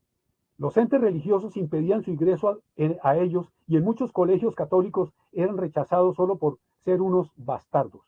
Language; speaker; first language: Spanish; native; Spanish